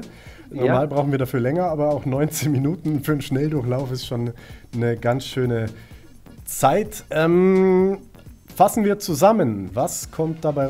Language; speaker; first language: German; native; German